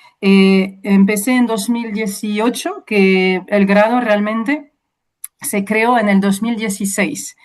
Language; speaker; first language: Spanish; non-native, fluent; French